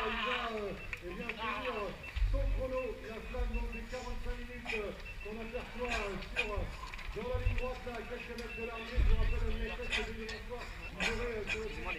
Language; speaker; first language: French; native; French